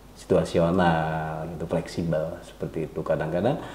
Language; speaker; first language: Indonesian; native; Indonesian